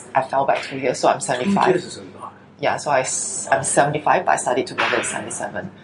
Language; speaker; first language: English; early bilingual, other home language; Chinese